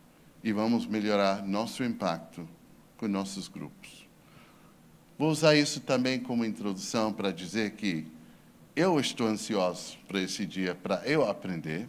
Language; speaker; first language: Portuguese; non-native, fluent; English